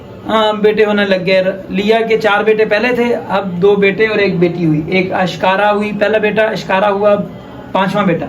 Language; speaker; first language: Urdu; native; Urdu